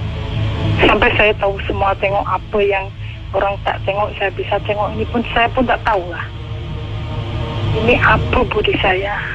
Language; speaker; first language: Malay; non-native, learner; Indonesian